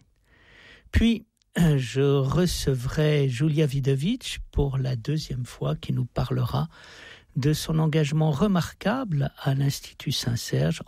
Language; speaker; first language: French; native; French